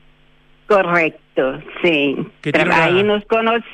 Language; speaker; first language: Spanish; non-native, fluent; Portuguese